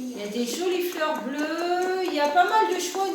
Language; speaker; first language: French; native; French